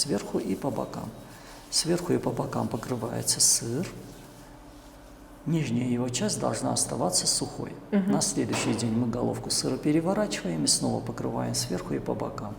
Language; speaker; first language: Russian; native; Russian